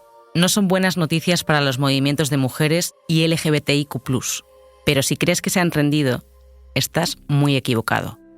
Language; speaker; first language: Spanish; native; Spanish